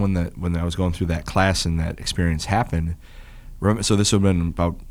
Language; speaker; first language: English; native; English